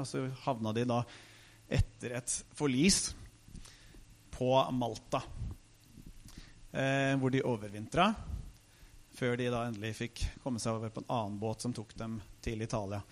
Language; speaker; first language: Norwegian; native; Norwegian